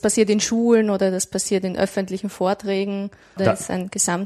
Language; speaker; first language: German; native; German